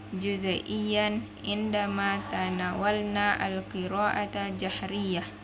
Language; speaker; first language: Arabic; non-native, learner; Indonesian